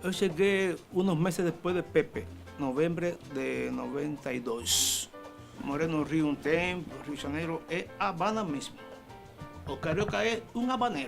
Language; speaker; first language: Portuguese; non-native, fluent; Spanish